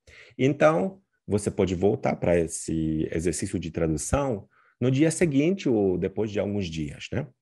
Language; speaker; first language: Portuguese; non-native, fluent; Polish